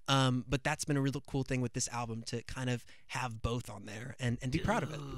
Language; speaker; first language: English; native; English